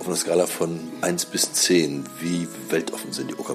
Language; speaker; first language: German; native; German